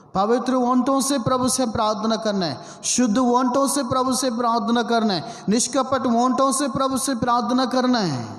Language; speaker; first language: Hindi; non-native, local second language; Telugu